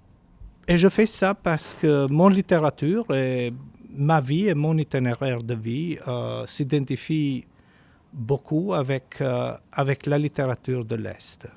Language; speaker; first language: French; non-native, fluent; Albanian